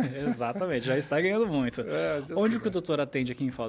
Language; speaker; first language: Portuguese; native; Portuguese